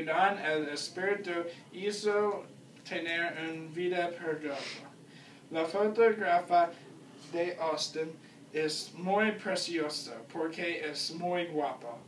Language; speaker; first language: Spanish; non-native, learner; English